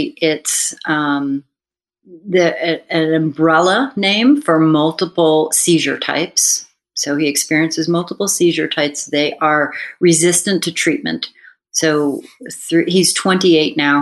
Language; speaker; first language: English; native; English